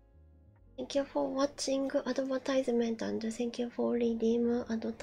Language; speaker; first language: English; non-native, learner; Japanese